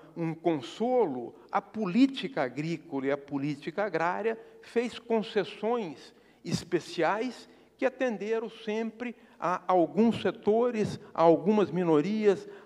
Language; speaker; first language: Portuguese; native; Portuguese